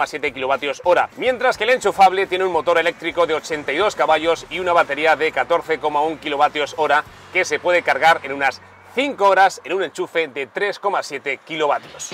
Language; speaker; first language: Spanish; native; Spanish